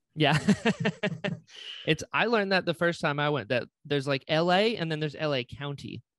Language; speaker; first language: English; native; English